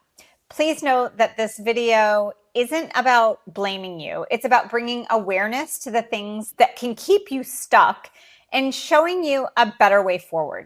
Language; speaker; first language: English; native; English